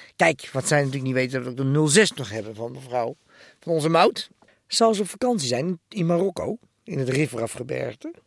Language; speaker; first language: Dutch; native; Dutch